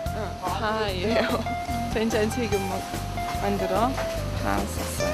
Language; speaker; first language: Korean; non-native, learner; German